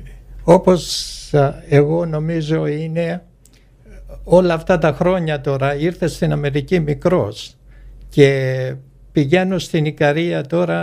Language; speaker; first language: Greek; early bilingual, heritage; Greek